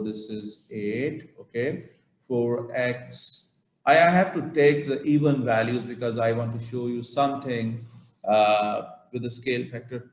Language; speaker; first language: English; non-native, local second language; Urdu